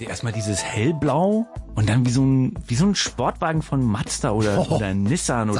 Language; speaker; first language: German; native; German